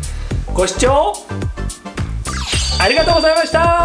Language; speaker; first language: Japanese; native; Japanese